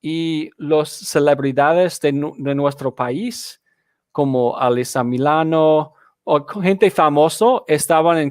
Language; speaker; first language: Spanish; non-native, fluent; English